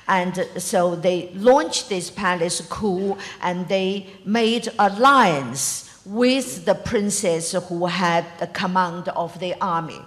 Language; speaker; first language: English; non-native, fluent; Chinese